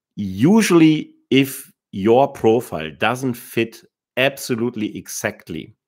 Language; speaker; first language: English; non-native, fluent; German